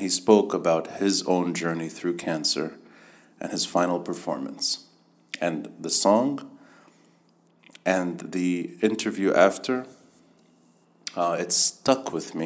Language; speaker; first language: English; native; English